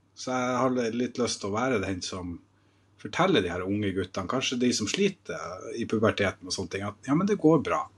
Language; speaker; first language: Norwegian; native; Norwegian